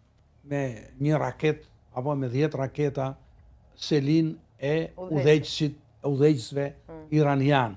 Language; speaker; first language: Albanian; native; Albanian